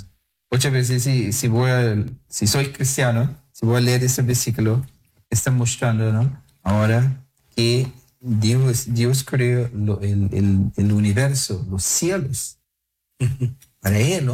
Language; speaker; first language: Spanish; non-native, fluent; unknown